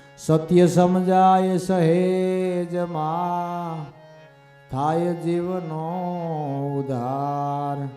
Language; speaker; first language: Gujarati; native; Gujarati